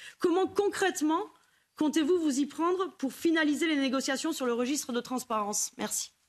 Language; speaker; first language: French; native; French